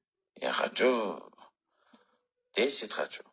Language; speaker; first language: Russian; non-native, learner; Uzbek